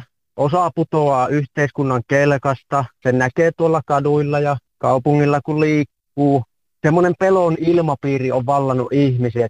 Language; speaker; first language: Finnish; native; Finnish